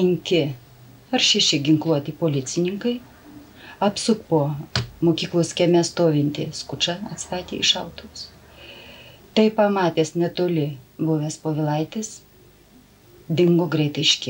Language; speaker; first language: Lithuanian; native; Lithuanian